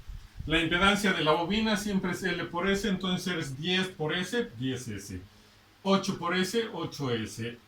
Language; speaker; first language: Spanish; native; Spanish